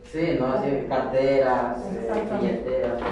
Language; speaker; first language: Spanish; native; Spanish